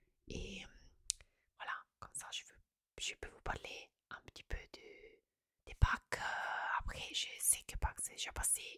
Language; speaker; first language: French; non-native, fluent; Italian